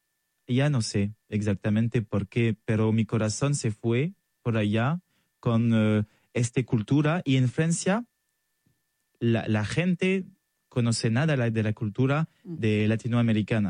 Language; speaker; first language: Spanish; non-native, fluent; French